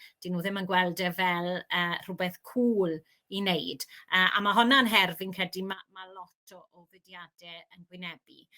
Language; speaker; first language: Welsh; native; Welsh